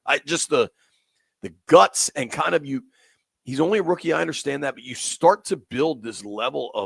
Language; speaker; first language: English; native; English